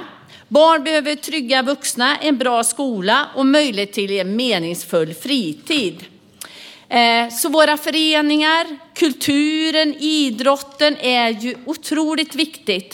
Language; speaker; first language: Swedish; native; Swedish